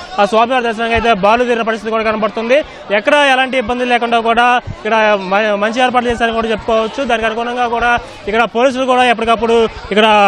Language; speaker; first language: Telugu; native; Telugu